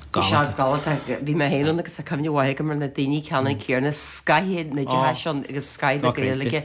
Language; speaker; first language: Irish; native; Irish